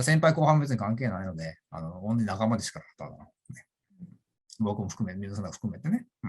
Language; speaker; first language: Japanese; native; Japanese